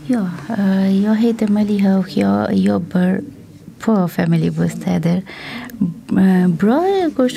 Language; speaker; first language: Swedish; non-native, local second language; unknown